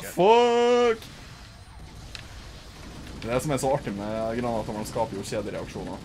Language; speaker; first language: Norwegian; native; Norwegian